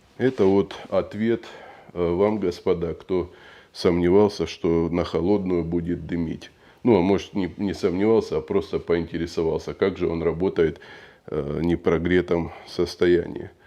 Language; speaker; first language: Russian; native; Russian